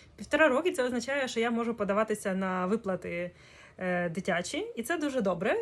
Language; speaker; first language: Ukrainian; non-native, local second language; Russian